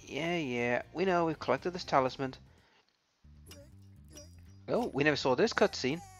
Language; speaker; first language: English; native; English